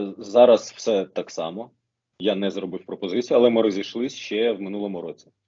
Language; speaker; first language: Ukrainian; non-native, local second language; Russian